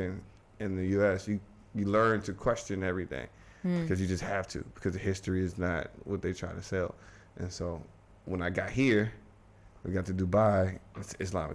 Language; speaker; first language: English; native; English